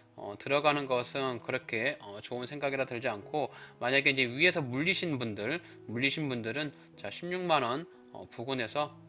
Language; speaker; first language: Korean; native; Korean